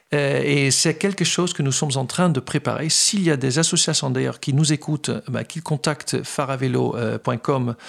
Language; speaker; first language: French; non-native, fluent; Dutch